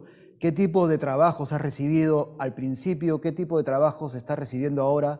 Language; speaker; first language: Spanish; native; Spanish